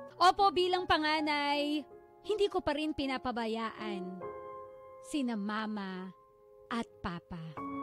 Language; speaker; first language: Filipino; native; Filipino